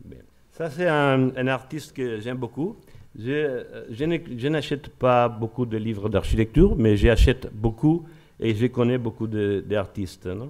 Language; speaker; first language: French; non-native, learner; Spanish